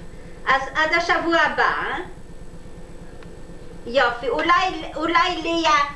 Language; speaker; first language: Hebrew; non-native, learner; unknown